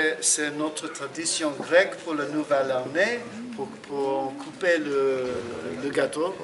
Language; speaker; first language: French; non-native, learner; Greek